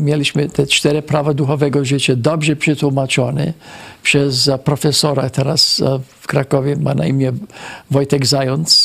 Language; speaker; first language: Polish; non-native, fluent; English